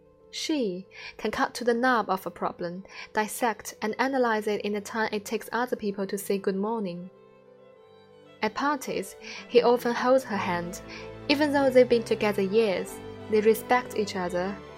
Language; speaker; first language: English; non-native, fluent; Chinese